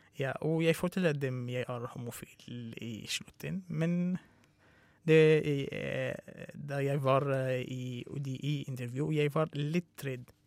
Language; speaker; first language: Norwegian; non-native, learner; Arabic